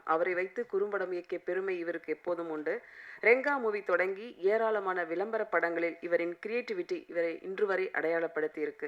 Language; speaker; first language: Tamil; native; Tamil